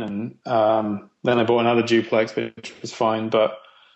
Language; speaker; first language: English; native; English